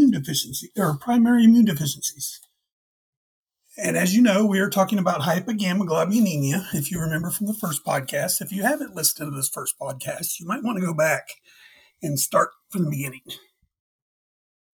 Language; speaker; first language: English; native; English